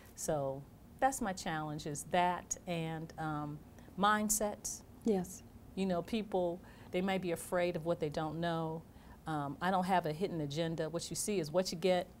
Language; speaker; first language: English; native; English